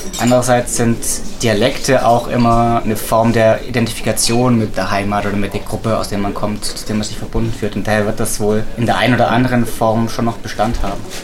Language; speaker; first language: German; native; German